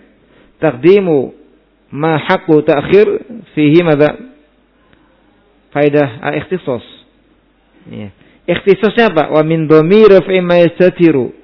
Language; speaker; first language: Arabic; non-native, fluent; Indonesian